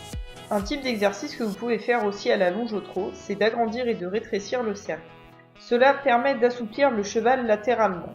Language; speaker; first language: French; native; French